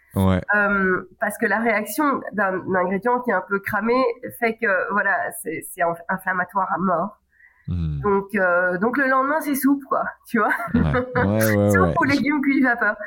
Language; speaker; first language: French; native; French